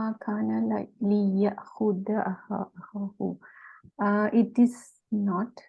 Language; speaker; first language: English; non-native, local second language; Malay